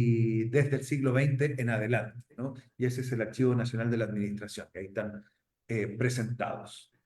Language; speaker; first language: Spanish; native; Spanish